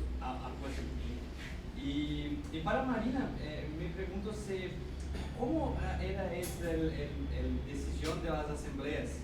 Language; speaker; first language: Spanish; non-native, fluent; Portuguese